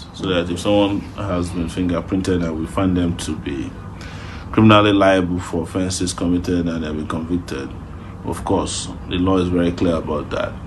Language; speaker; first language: English; non-native, local second language; Yoruba